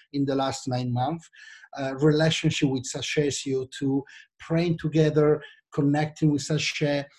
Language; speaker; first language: English; non-native, fluent; Italian